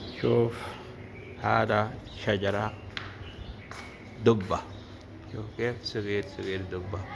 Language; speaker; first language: Arabic; non-native, learner; Urdu